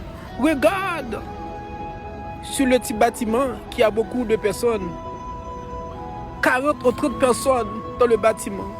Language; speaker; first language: French; non-native, local second language; Haitian Creole